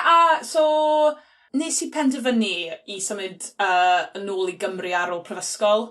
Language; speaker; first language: Welsh; non-native, local second language; English